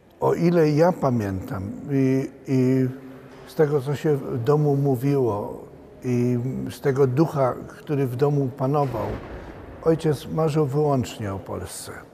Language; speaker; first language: Polish; early bilingual, heritage; Polish